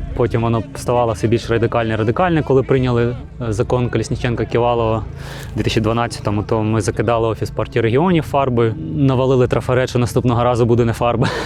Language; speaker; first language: Ukrainian; non-native, local second language; Russian